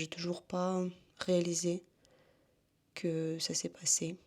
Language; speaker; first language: French; non-native, fluent; Russian